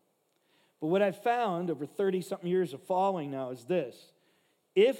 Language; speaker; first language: English; native; English